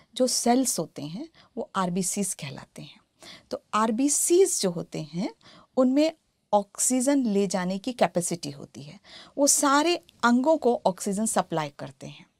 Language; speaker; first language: Hindi; native; Hindi